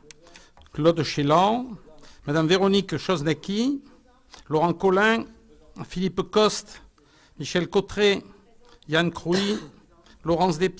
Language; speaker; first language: French; native; French